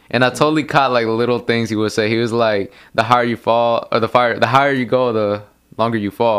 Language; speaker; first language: English; early bilingual, other home language; Spanish